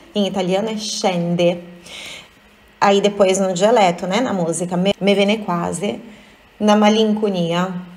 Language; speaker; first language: Portuguese; native; Portuguese